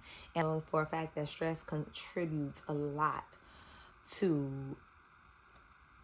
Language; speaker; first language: English; native; English